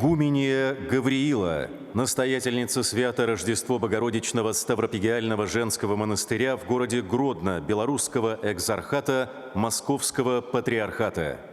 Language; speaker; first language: Russian; native; Russian